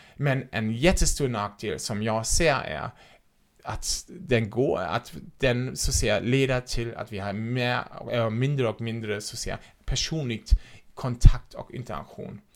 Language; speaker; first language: Swedish; non-native, fluent; German